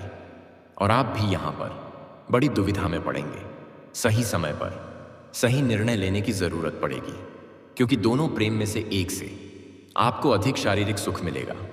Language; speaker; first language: Hindi; native; Hindi